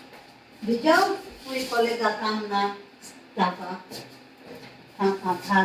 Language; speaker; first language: Polish; non-native, learner; Filipino